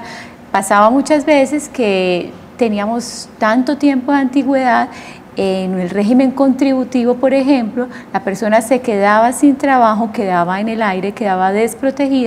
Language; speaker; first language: Spanish; native; Spanish